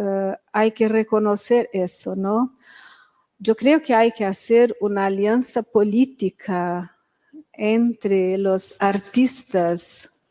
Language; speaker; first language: Spanish; non-native, fluent; Portuguese